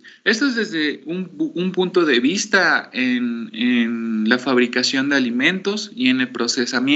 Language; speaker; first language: Spanish; native; Spanish